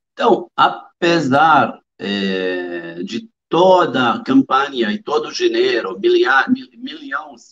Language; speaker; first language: Portuguese; non-native, fluent; Arabic